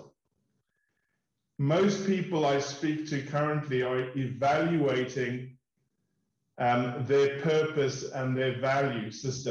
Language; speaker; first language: English; native; English